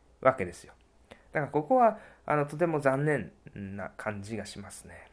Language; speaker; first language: Japanese; native; Japanese